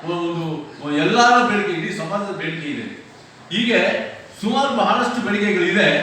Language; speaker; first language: Kannada; non-native, local second language; Lambadi